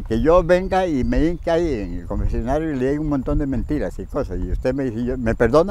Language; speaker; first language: Spanish; native; Spanish